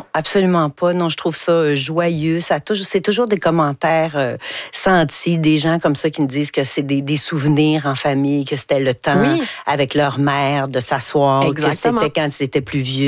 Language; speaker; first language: French; native; French